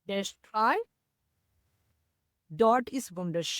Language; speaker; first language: German; non-native, learner; Hindi